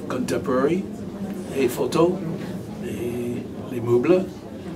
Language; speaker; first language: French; non-native, learner; English